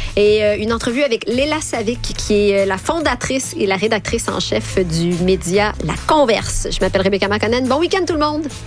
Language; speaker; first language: French; native; French